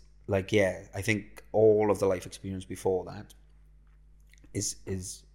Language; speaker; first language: English; native; English